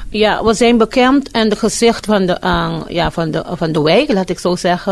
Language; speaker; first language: Dutch; non-native, fluent; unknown